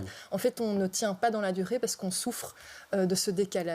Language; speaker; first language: French; native; French